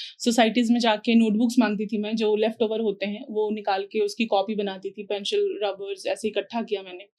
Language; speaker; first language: Hindi; native; Hindi